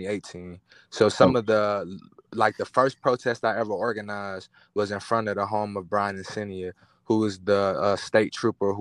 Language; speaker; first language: English; native; English